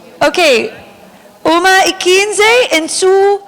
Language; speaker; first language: Portuguese; non-native, learner; English